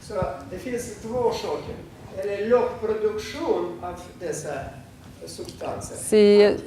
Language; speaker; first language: Swedish; non-native, fluent; Russian